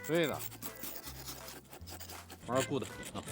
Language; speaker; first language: Chinese; native; Chinese